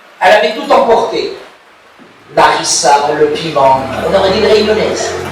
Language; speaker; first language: French; early bilingual, other home language; Arabic